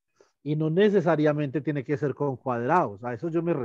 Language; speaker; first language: Spanish; native; Spanish